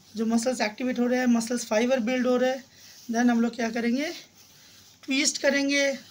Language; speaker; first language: Hindi; non-native, local second language; Bangla